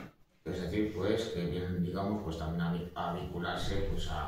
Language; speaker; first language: Spanish; native; Spanish